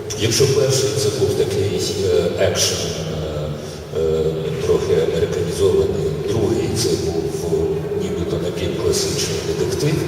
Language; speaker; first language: Ukrainian; non-native, local second language; Russian